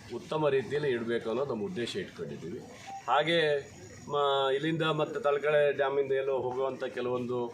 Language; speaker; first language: Kannada; native; Kannada